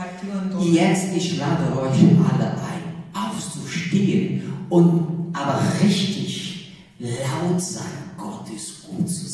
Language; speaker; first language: German; non-native, learner; Portuguese